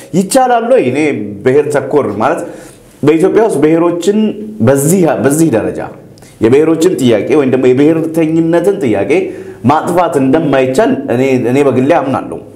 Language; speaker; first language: Amharic; non-native, local second language; Oromo